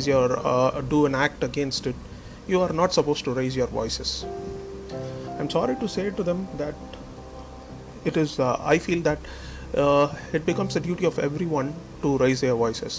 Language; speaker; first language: English; non-native, local second language; Tamil